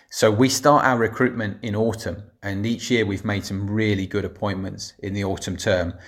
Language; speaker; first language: English; native; English